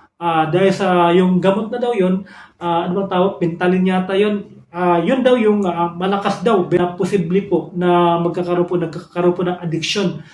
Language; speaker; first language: Filipino; non-native, local second language; Cebuano